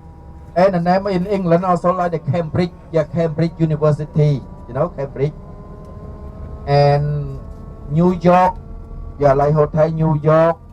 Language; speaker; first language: English; non-native, learner; Khmer